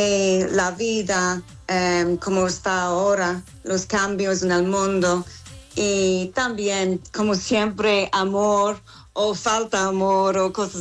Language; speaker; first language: Spanish; non-native, fluent; English